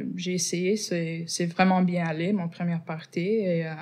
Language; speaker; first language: French; non-native, fluent; English